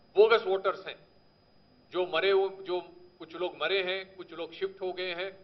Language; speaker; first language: Hindi; non-native, local second language; Telugu